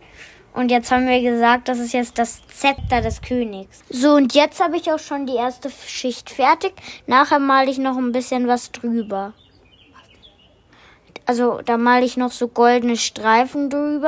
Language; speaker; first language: German; native; German